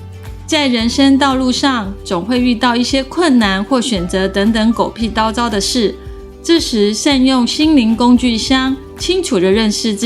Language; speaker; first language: Chinese; native; Chinese